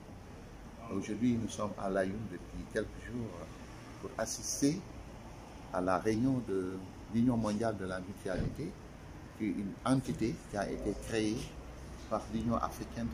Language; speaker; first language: French; non-native, local second language; Wolof